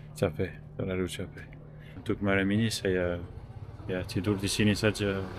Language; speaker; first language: Indonesian; non-native, learner; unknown